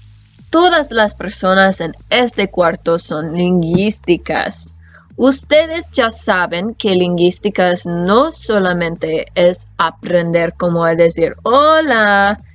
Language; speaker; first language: Spanish; non-native, learner; English